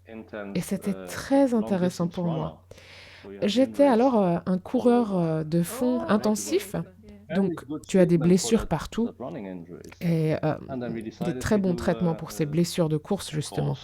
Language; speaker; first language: French; non-native, fluent; German